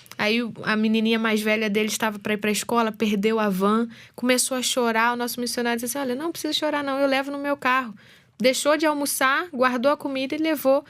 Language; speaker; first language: Portuguese; native; Portuguese